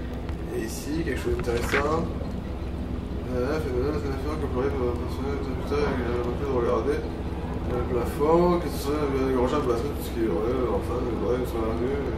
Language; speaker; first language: French; native; French